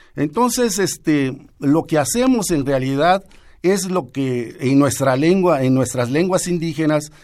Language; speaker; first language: Spanish; native; Spanish